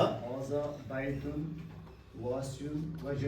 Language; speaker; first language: Arabic; non-native, learner; Urdu